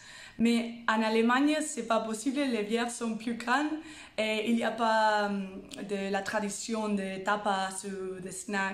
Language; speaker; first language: French; non-native, fluent; Spanish